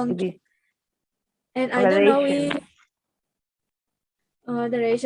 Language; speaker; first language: English; non-native, learner; Spanish